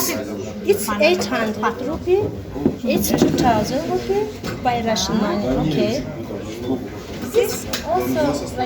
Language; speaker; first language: English; non-native, learner; Azerbaijani